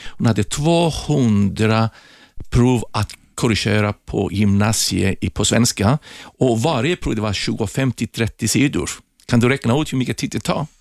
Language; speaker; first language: Swedish; non-native, fluent; Greek